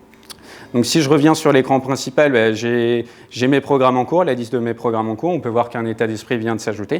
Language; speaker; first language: French; native; French